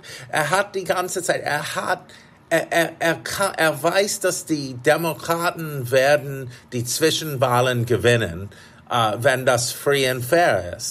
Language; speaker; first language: German; non-native, fluent; English